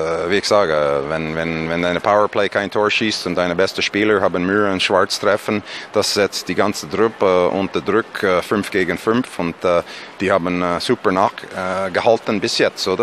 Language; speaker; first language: German; non-native, fluent; English